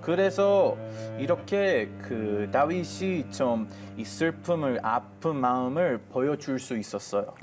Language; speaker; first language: Korean; non-native, fluent; Hebrew